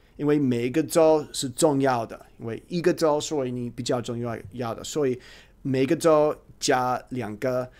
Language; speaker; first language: Chinese; non-native, learner; English